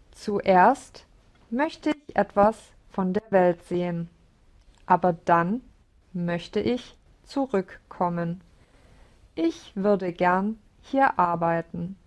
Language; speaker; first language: German; non-native, learner; English